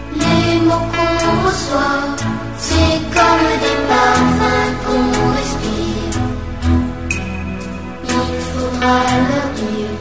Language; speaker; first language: French; native; French